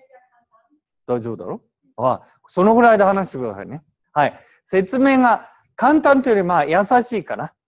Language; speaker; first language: Japanese; native; Japanese